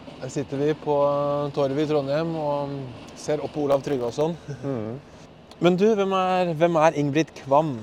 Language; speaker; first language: Norwegian; native; Norwegian